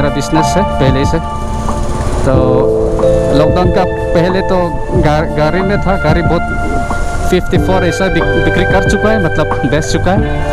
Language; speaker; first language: Hindi; non-native, local second language; Mizo